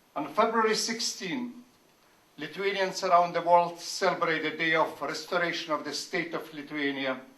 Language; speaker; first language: English; non-native, fluent; Lithuanian